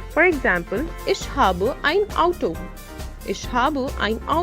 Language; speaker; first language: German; non-native, fluent; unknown